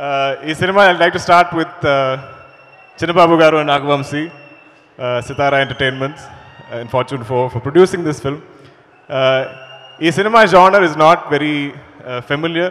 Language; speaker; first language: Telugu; non-native, learner; Malayalam